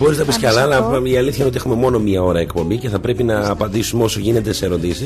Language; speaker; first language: Greek; native; Greek